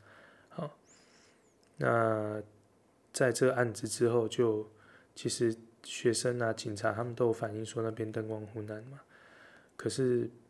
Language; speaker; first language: Chinese; native; Chinese